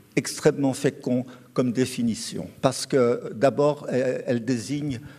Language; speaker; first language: French; native; French